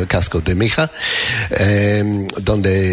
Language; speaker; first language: Spanish; non-native, learner; English